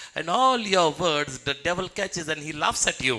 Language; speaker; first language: English; non-native, local second language; Marathi